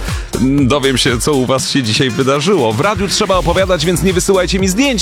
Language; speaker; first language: Polish; native; Polish